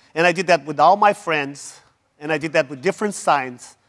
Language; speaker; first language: English; non-native, fluent; Portuguese